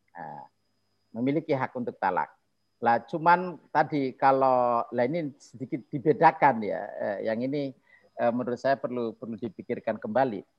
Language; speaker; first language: Indonesian; non-native, local second language; Javanese